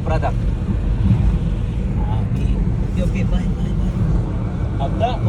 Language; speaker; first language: English; non-native, learner; Japanese